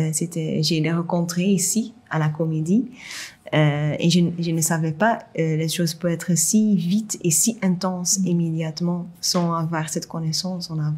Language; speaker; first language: French; non-native, local second language; Dutch